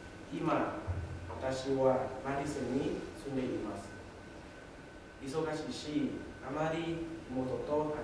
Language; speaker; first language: Japanese; non-native, learner; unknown